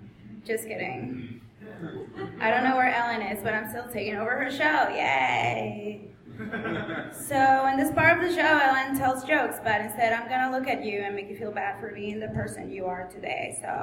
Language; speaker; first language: English; non-native, fluent; Spanish